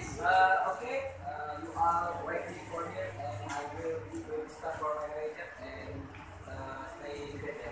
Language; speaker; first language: English; non-native, learner; Indonesian